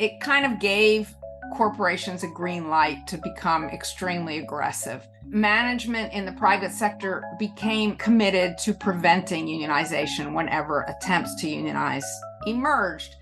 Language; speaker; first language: English; native; English